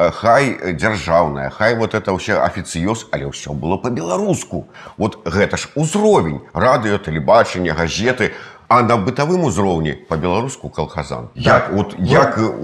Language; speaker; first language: Belarusian; native; Belarusian